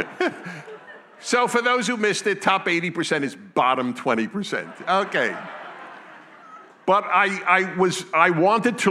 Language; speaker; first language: English; native; English